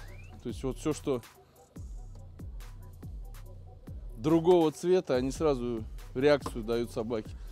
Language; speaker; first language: Russian; native; Russian